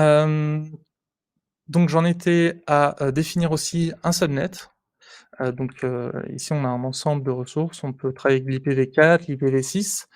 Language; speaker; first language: French; native; French